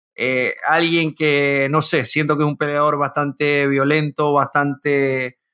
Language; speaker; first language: Spanish; native; Spanish